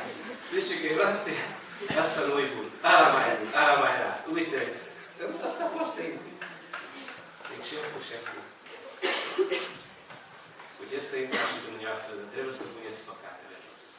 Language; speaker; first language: Romanian; non-native, learner; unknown